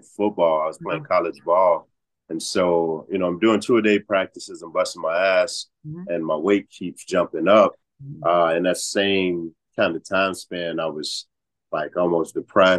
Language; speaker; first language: English; native; English